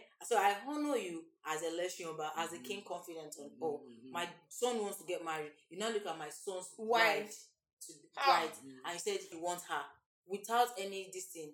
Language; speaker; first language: English; non-native, local second language; Igbo